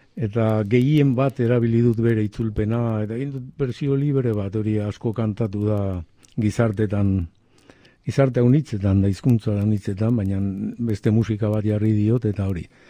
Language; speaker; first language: Basque; native; Basque